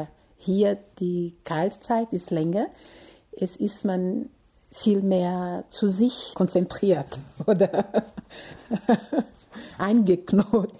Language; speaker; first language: German; non-native, fluent; Portuguese